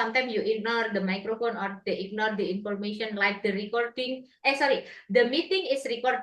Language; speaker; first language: English; non-native, fluent; Indonesian